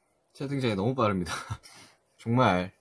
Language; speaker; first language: Korean; native; Korean